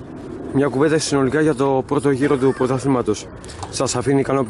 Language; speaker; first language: Greek; native; Greek